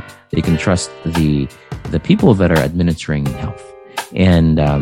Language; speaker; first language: English; non-native, local second language; Filipino